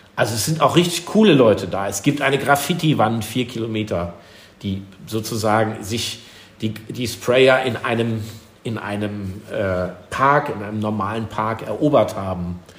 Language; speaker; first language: German; native; German